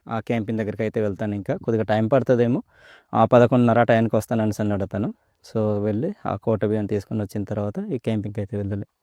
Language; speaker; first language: Telugu; non-native, local second language; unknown